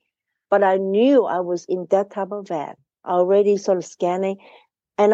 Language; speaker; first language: English; non-native, local second language; Cantonese